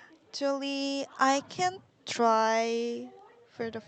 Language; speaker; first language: English; non-native, learner; Korean